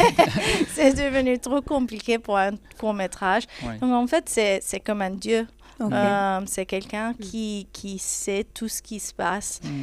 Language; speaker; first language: French; non-native, fluent; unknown